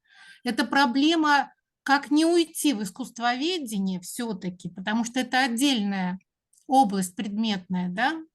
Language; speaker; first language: Russian; native; Russian